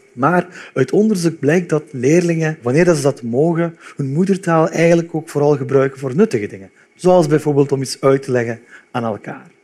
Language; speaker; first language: Dutch; early bilingual, other home language; Turkish